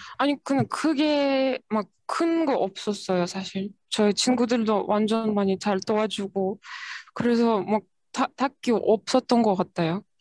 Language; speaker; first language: Korean; non-native, fluent; Russian